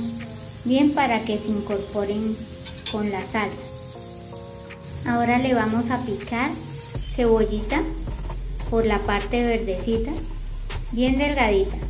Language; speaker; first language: Spanish; native; Spanish